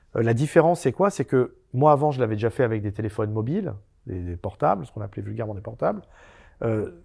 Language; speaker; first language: French; native; French